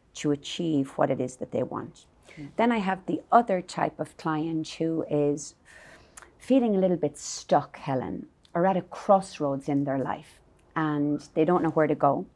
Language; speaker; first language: English; native; English